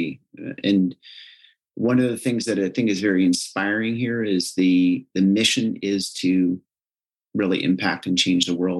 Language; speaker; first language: English; native; English